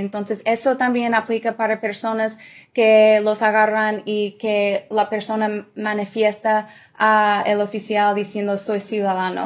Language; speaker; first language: Spanish; early bilingual, other home language; English